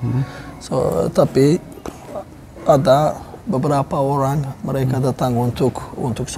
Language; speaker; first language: Indonesian; non-native, learner; Turkish